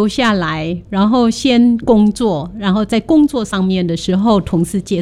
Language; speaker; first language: Chinese; non-native, fluent; Hakka Chinese